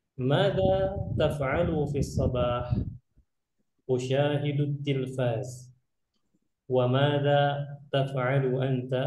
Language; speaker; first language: Arabic; non-native, fluent; Indonesian